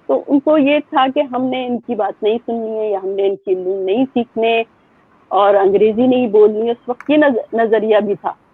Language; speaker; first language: Urdu; native; Urdu